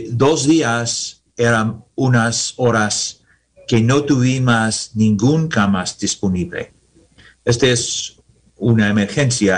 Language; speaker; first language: Spanish; non-native, learner; English